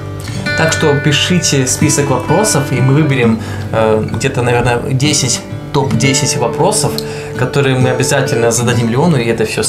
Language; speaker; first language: Russian; native; Russian